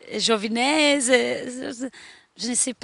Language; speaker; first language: French; non-native, learner; Portuguese